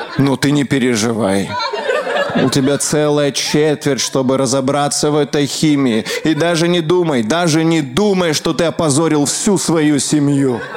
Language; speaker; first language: Russian; native; Russian